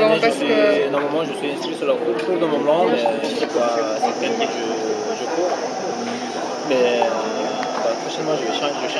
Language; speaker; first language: French; non-native, fluent; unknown